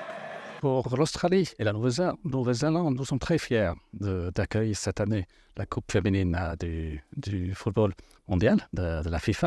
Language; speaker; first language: French; non-native, fluent; English